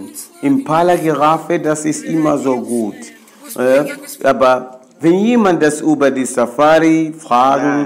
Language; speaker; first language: German; non-native, learner; Swahili